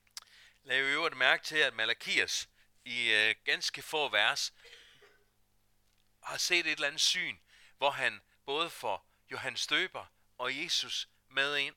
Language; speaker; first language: Danish; native; Danish